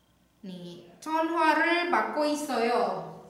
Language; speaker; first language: Korean; non-native, fluent; Indonesian